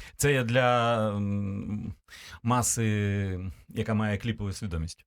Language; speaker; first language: Ukrainian; native; Ukrainian